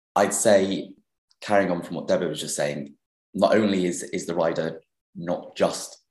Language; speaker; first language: English; native; English